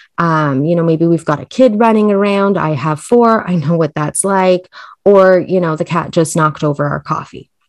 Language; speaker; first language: English; native; English